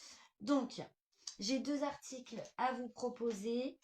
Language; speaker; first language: French; native; French